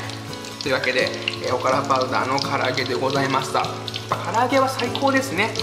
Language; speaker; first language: Japanese; native; Japanese